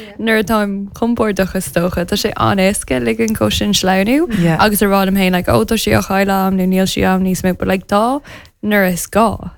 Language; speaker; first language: Irish; non-native, local second language; English